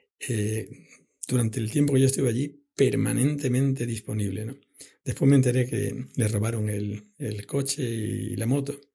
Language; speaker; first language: Spanish; native; Spanish